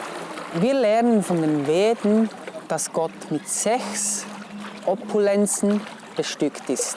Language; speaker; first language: German; non-native, fluent; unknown